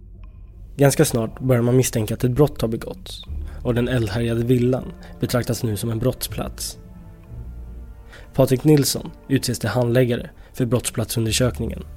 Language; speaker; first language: Swedish; native; Swedish